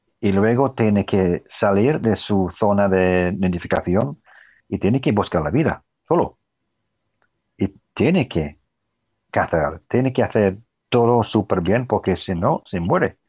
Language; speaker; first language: Spanish; non-native, fluent; English